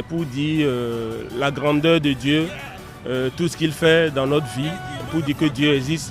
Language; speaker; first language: French; native; French